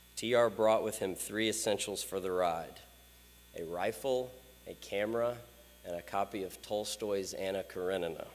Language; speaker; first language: English; native; English